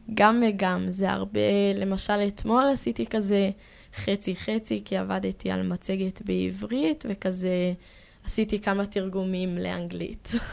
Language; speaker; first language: Hebrew; early bilingual, heritage; Hebrew